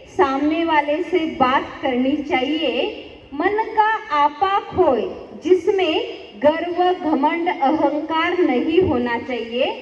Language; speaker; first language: Hindi; non-native, local second language; Marathi